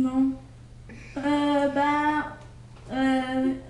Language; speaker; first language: French; native; French